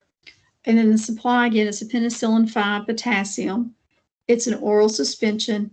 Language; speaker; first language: English; native; English